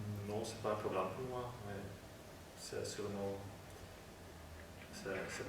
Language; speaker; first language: French; non-native, learner; Dutch